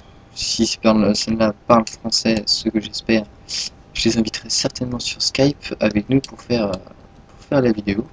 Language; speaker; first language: French; native; French